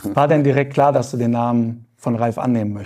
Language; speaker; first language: German; native; German